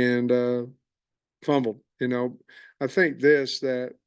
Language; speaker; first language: English; native; English